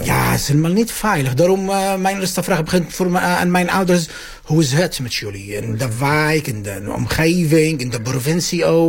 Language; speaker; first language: Dutch; non-native, fluent; Arabic